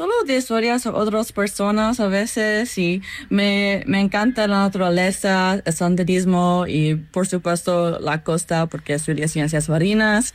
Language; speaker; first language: Spanish; non-native, fluent; English